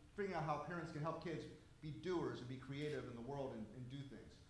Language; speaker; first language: English; native; English